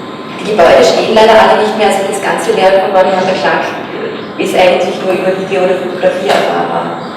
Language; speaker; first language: German; native; German